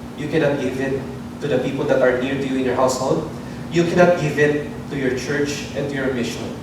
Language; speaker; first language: English; non-native, local second language; Filipino